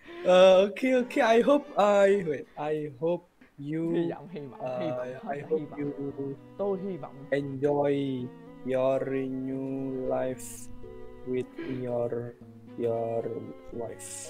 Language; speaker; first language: English; non-native, learner; Indonesian